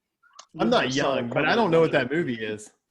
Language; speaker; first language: English; native; English